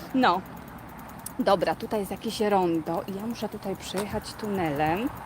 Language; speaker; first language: Polish; native; Polish